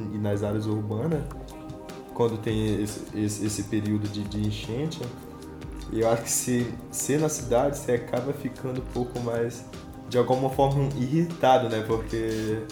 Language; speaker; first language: Portuguese; native; Portuguese